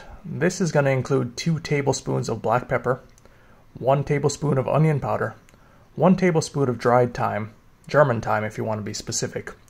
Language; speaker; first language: English; native; English